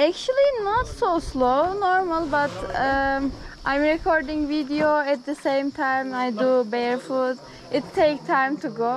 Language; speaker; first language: English; non-native, learner; Turkish